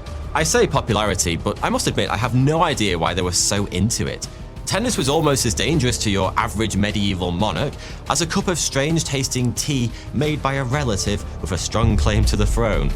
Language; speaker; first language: English; native; English